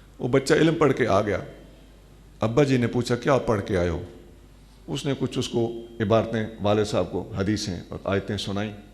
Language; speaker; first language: Urdu; non-native, local second language; Saraiki